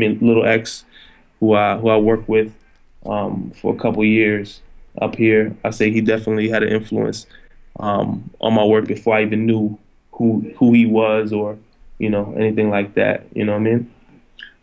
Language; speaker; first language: English; native; English